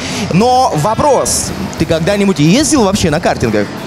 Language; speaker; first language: Russian; native; Russian